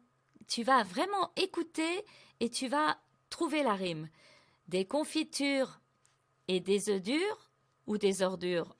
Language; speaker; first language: French; native; French